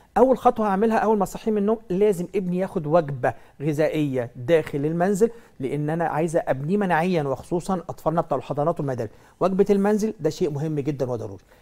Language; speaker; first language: Egyptian Arabic; native; Egyptian Arabic